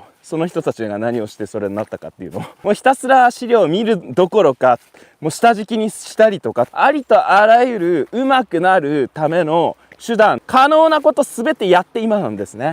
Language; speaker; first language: Japanese; native; Japanese